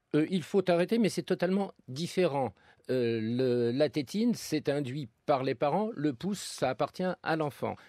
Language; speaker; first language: French; native; French